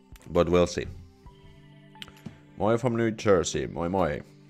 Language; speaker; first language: English; non-native, fluent; Finnish